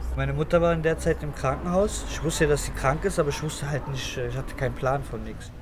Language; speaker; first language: German; early bilingual, other home language; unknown